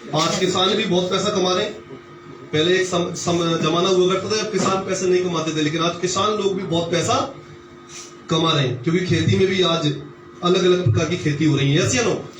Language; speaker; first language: Hindi; native; Hindi